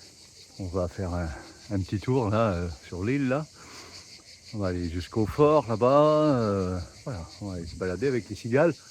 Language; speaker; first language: French; native; French